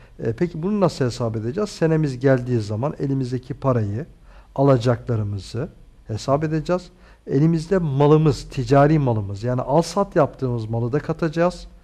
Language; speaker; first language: Turkish; native; Turkish